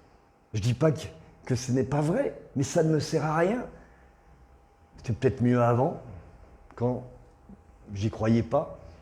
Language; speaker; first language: French; native; French